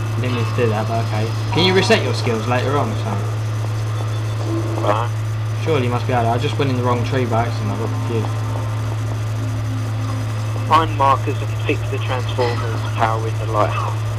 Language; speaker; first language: English; native; English